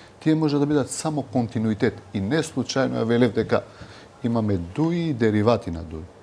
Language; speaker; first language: Macedonian; non-native, local second language; Albanian